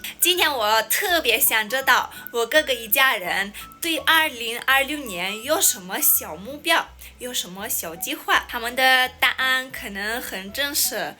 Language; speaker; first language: Chinese; non-native, fluent; Armenian